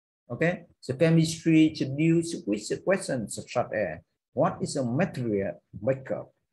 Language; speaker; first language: English; non-native, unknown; Vietnamese